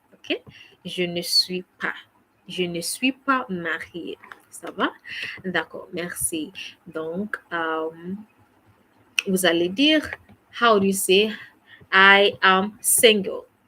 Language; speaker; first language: French; non-native, fluent; English